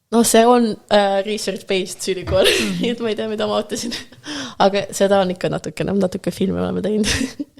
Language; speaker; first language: Estonian; non-native, local second language; Russian